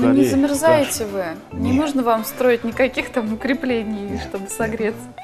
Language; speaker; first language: Russian; native; Russian